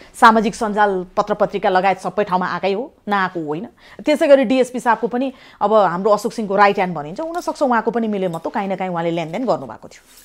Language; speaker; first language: Nepali; native; Nepali